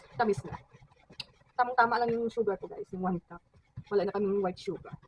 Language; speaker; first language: Filipino; non-native, local second language; Cebuano